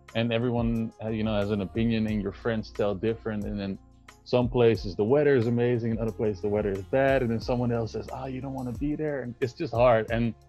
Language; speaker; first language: English; non-native, fluent; Dutch